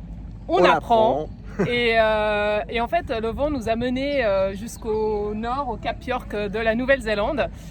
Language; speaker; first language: French; native; French